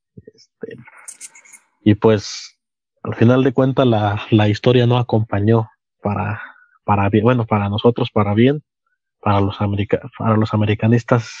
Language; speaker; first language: Spanish; native; Spanish